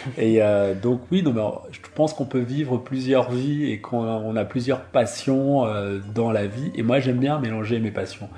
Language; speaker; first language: French; non-native, local second language; Duala